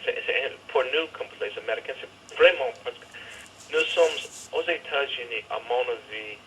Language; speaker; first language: French; non-native, fluent; English